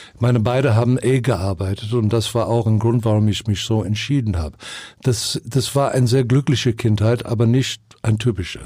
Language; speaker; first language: German; non-native, fluent; English